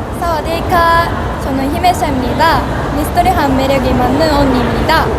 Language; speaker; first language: Korean; non-native, fluent; Japanese